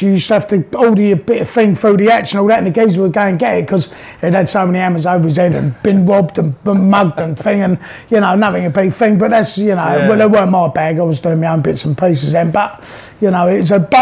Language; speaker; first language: English; native; English